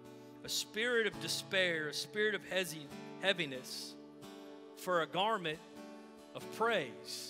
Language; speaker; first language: English; native; English